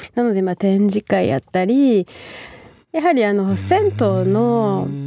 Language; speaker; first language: Japanese; non-native, fluent; French